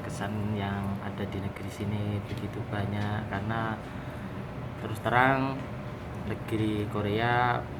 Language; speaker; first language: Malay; non-native, local second language; Javanese